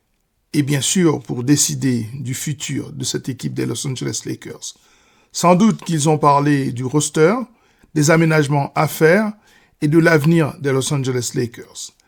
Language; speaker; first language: French; native; French